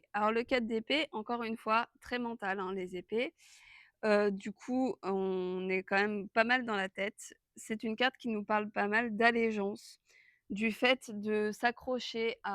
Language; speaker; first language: French; native; French